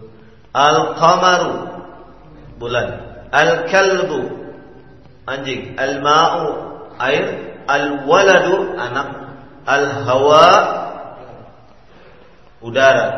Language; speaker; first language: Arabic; non-native, fluent; Indonesian